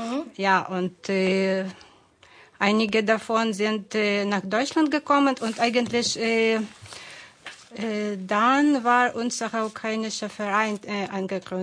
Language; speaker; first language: German; non-native, fluent; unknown